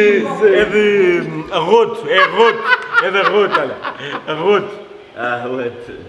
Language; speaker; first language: Portuguese; native; Portuguese